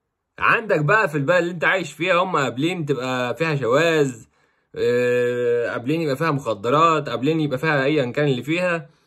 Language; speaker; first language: Arabic; native; Arabic